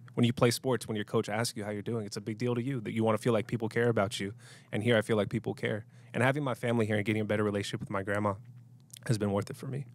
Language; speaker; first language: English; native; English